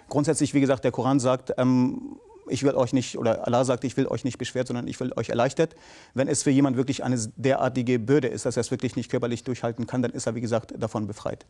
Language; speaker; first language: German; early bilingual, other home language; Urdu